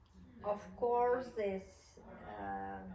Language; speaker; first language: English; non-native, learner; Russian